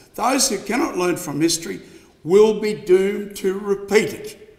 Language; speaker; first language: English; native; English